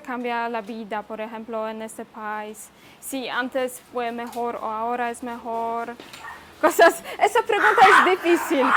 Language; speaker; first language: Spanish; non-native, fluent; Polish